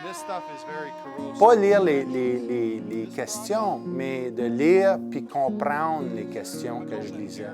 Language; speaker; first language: French; native; French